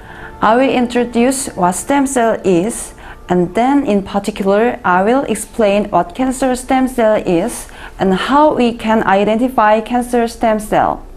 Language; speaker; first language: English; non-native, learner; Korean